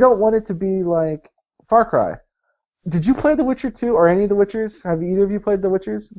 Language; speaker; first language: English; native; English